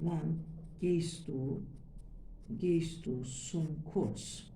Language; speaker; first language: German; non-native, fluent; Turkish